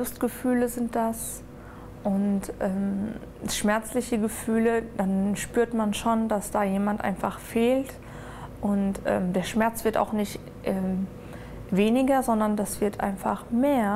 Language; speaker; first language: German; early bilingual, other home language; Turkish